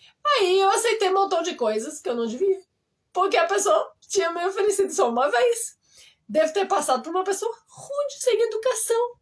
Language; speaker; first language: Portuguese; non-native, fluent; French